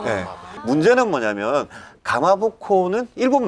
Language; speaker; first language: Korean; native; Korean